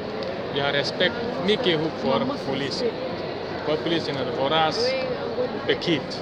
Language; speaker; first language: Swedish; non-native, learner; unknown